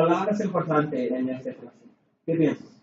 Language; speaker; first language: Spanish; non-native, learner; English